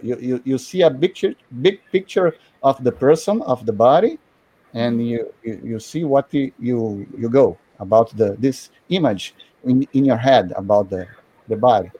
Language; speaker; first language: English; non-native, learner; Portuguese